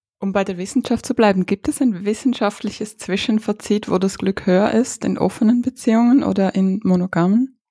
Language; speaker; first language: German; native; German